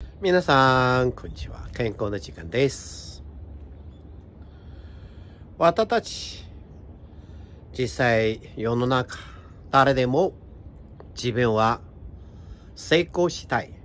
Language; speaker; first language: Japanese; non-native, fluent; Chinese